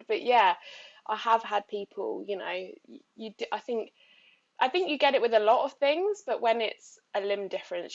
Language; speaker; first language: English; native; English